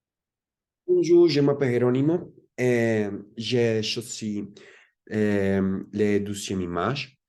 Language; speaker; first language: French; non-native, learner; Spanish